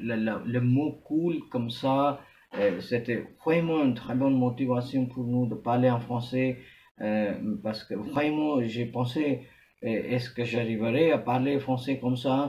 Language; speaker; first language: French; non-native, fluent; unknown